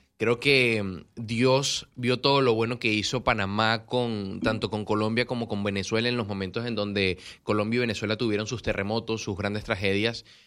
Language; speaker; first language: Spanish; native; Spanish